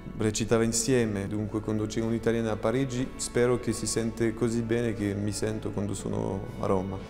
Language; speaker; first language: Italian; non-native, fluent; French